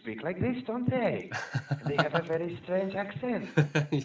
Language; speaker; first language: English; non-native, fluent; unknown